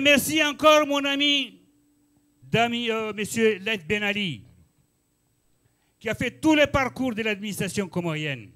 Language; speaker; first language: French; non-native, local second language; Ngazidja Comorian